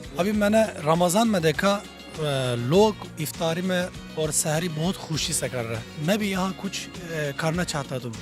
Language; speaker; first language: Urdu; non-native, learner; Turkish